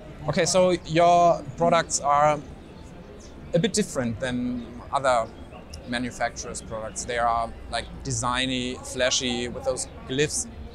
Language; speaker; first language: English; non-native, fluent; German